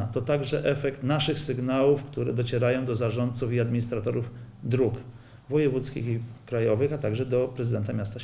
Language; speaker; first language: Polish; native; Polish